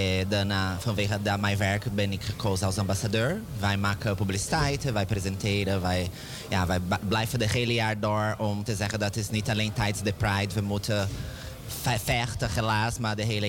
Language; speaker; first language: Dutch; non-native, learner; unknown